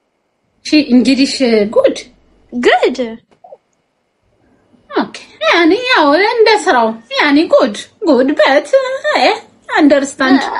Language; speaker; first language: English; non-native, learner; Amharic